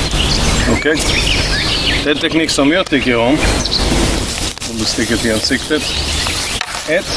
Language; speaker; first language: Swedish; non-native, fluent; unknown